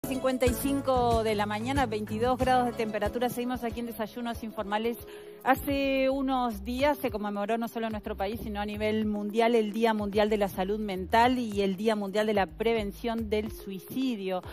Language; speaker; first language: Spanish; native; Spanish